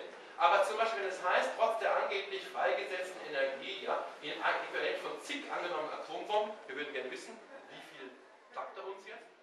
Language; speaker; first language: German; native; German